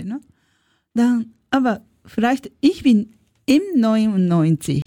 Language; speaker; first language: German; non-native, learner; Japanese